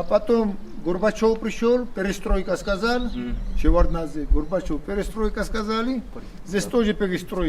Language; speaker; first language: Russian; non-native, local second language; Svan